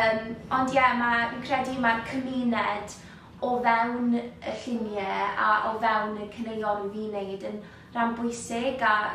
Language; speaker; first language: Welsh; native; Welsh